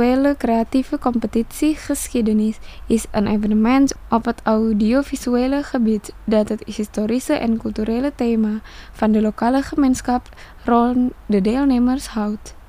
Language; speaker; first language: Dutch; non-native, fluent; Indonesian